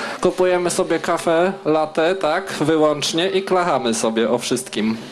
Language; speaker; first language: Polish; native; Polish